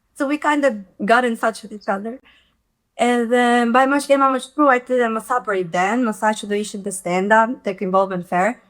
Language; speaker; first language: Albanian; early bilingual, heritage; Albanian